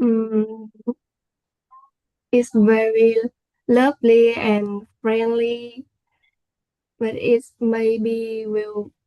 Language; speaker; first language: English; non-native, learner; Vietnamese